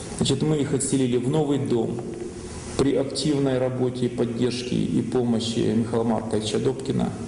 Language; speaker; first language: Russian; native; Russian